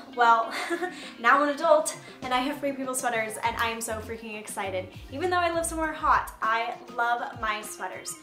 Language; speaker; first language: English; native; English